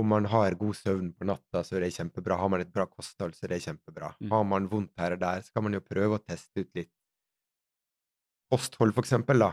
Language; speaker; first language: Norwegian; native; Norwegian